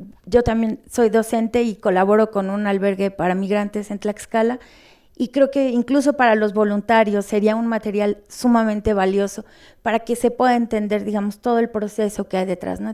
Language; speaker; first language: Spanish; native; Spanish